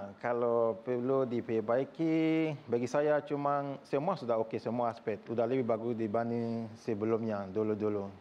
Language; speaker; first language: Indonesian; non-native, fluent; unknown